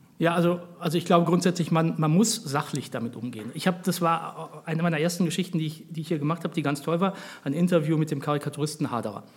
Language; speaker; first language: German; native; German